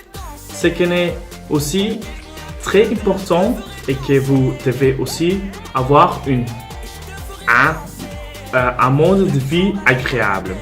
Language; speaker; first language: French; non-native, local second language; Persian